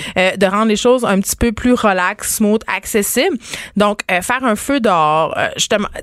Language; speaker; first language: French; native; French